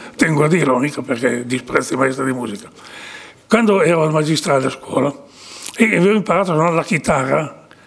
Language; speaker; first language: Italian; native; Italian